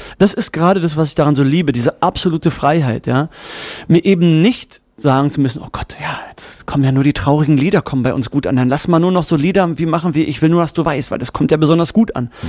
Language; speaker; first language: German; native; German